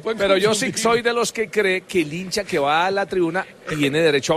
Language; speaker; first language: Spanish; native; Spanish